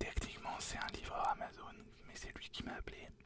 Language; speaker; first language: French; native; French